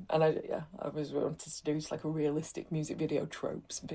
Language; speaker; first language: English; native; English